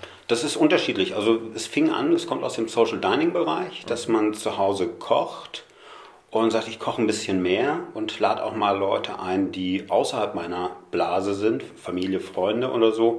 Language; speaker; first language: German; native; German